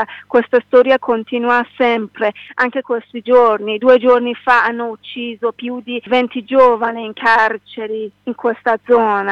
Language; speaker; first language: Italian; non-native, learner; Persian